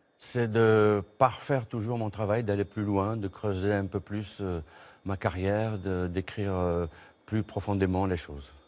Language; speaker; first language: French; non-native, local second language; Kabyle